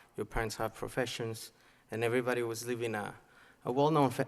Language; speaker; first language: English; non-native, fluent; Spanish